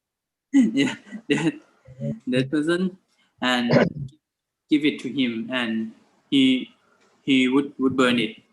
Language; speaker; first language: English; non-native, learner; Thai